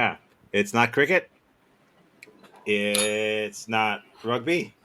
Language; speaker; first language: English; native; English